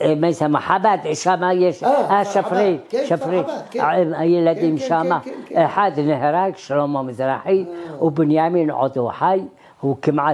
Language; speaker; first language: Hebrew; early bilingual, other home language; Arabic